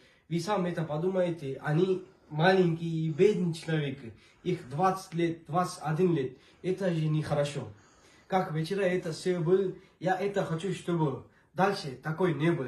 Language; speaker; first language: Russian; non-native, learner; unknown